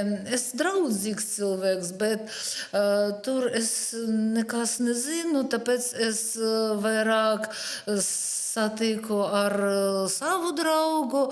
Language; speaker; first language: Latvian; non-native, learner; Russian